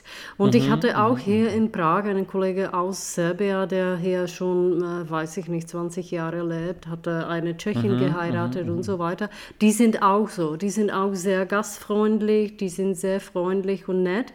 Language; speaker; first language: German; non-native, fluent; Czech